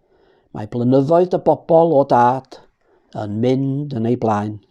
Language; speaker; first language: Welsh; native; Welsh